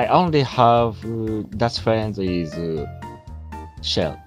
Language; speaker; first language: English; non-native, learner; Japanese